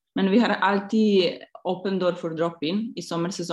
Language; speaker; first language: Norwegian; non-native, fluent; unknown